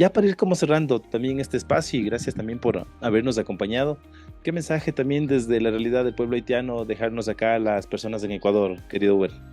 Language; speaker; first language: Spanish; native; Spanish